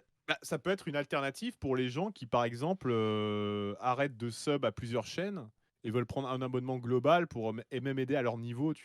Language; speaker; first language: French; native; French